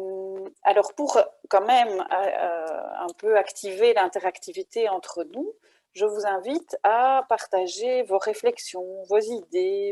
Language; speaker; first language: French; native; French